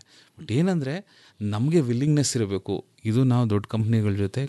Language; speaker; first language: Kannada; native; Kannada